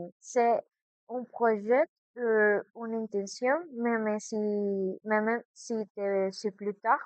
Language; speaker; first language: French; non-native, learner; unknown